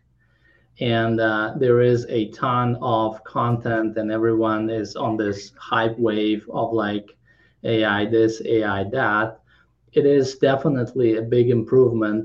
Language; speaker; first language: English; non-native, fluent; Kazakh